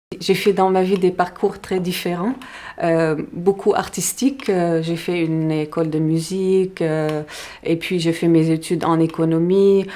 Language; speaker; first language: French; non-native, fluent; Arabic